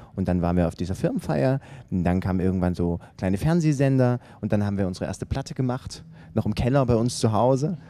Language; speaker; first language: German; native; German